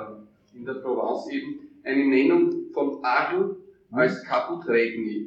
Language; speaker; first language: German; native; German